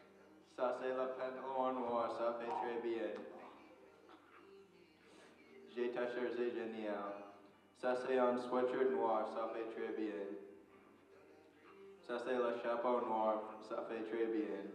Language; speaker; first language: French; non-native, learner; English